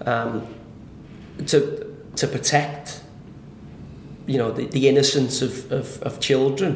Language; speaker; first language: English; native; English